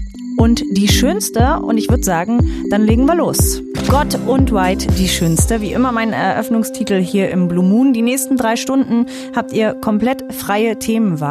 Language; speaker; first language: German; native; German